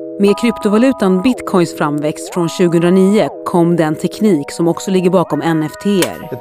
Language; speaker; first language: Swedish; native; Swedish